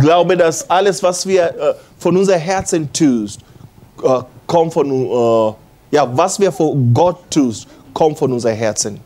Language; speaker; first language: German; non-native, learner; English